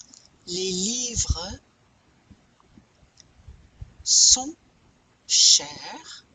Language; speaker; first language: French; non-native, fluent; English